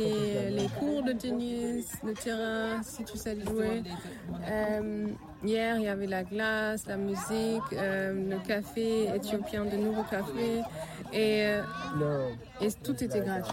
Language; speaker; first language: French; early bilingual, heritage; French